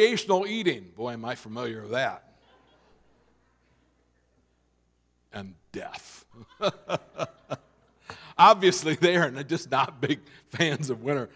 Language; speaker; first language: English; native; English